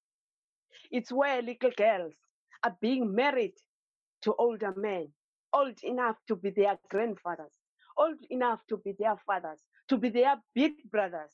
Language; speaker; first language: English; non-native, local second language; Xhosa